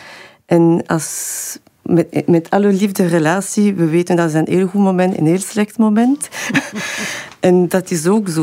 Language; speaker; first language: Dutch; non-native, local second language; French